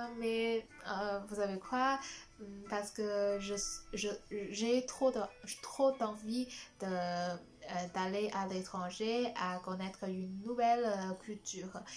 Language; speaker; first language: French; non-native, fluent; Chinese